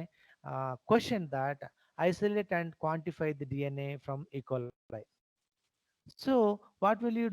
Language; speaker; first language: English; non-native, local second language; Telugu